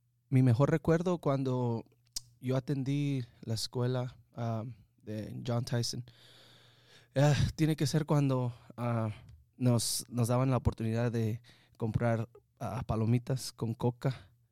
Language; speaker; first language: Spanish; early bilingual, heritage; Spanish